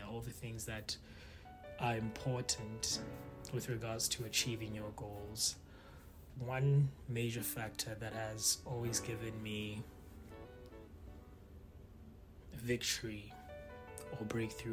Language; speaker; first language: English; non-native, local second language; Tswana